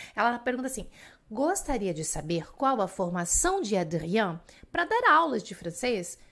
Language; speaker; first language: Portuguese; native; Portuguese